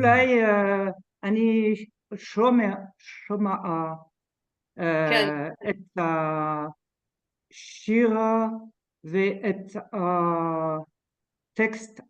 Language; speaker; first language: Hebrew; non-native, learner; French